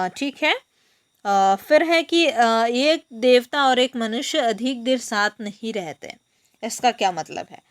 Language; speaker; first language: Hindi; non-native, local second language; Bangla